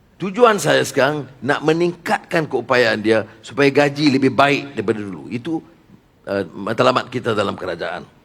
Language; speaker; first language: Malay; native; Malay